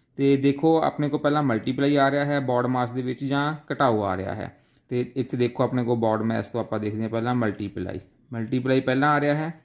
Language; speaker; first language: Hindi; non-native, local second language; Punjabi